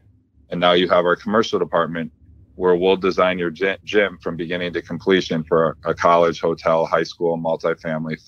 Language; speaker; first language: English; native; English